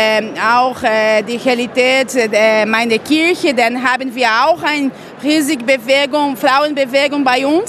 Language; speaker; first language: German; non-native, fluent; Portuguese